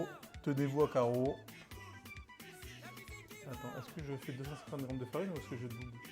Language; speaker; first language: French; native; French